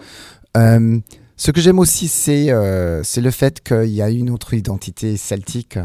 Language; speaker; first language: French; non-native, fluent; English